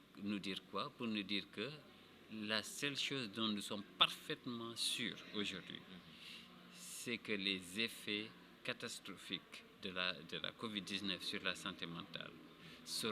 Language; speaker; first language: French; non-native, local second language; Wolof